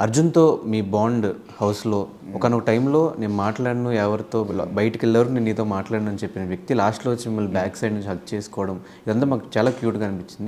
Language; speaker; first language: Telugu; native; Telugu